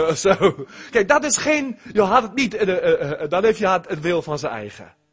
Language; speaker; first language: Dutch; early bilingual, heritage; Dutch